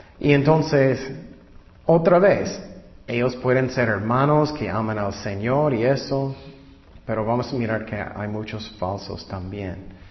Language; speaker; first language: Spanish; non-native, fluent; English